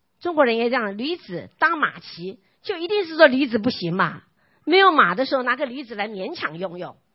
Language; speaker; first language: Chinese; non-native, local second language; Hakka Chinese